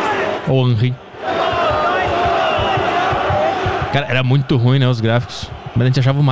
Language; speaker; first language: Portuguese; native; Portuguese